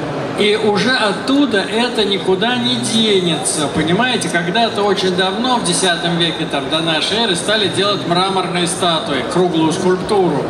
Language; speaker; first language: Russian; native; Russian